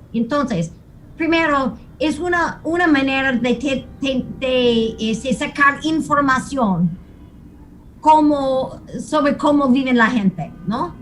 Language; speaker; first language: Spanish; non-native, fluent; English